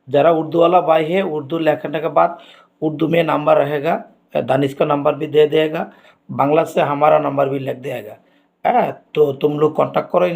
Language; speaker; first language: Hindi; non-native, learner; Bangla